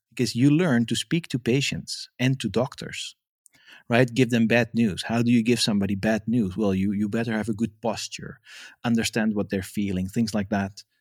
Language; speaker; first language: English; non-native, fluent; Dutch